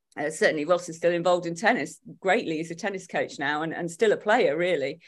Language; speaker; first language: English; native; English